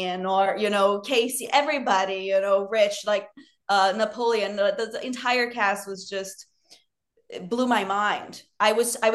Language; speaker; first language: English; non-native, fluent; Portuguese